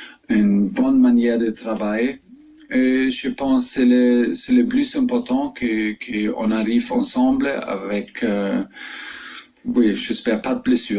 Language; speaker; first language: French; non-native, fluent; German